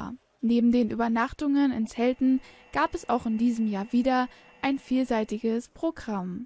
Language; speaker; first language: German; native; German